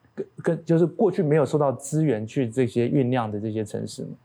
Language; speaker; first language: Chinese; native; Chinese